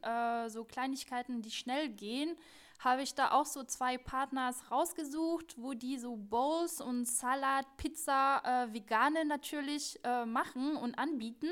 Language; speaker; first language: German; non-native, fluent; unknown